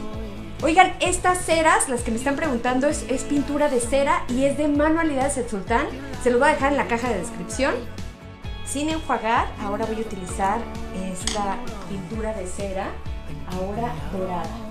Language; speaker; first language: Spanish; native; Spanish